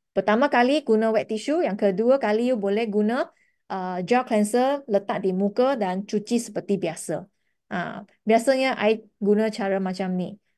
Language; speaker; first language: Malay; non-native, local second language; Chinese